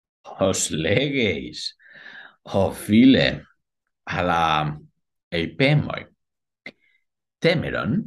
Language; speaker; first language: Greek; non-native, learner; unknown